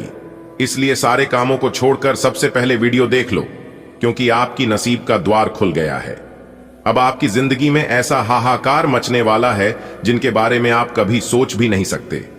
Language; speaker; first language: Hindi; native; Hindi